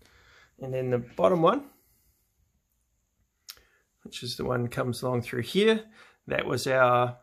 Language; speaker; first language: English; native; English